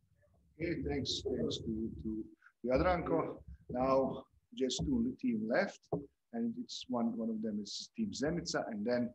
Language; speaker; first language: English; non-native, fluent; Croatian